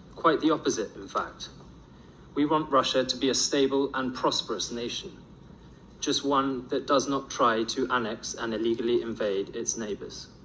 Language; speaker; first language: English; native; English